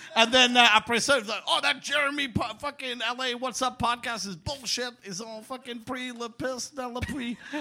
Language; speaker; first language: French; native; French